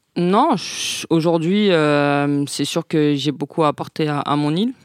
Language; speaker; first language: French; non-native, local second language; Guadeloupean Creole French